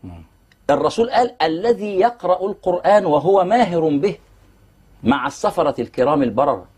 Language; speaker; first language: Arabic; native; Arabic